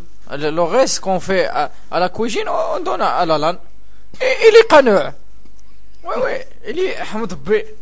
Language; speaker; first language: French; non-native, local second language; Arabic